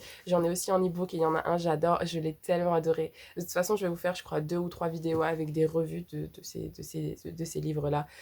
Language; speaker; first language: French; native; French